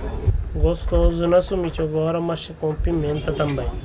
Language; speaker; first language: Portuguese; non-native, learner; Hindi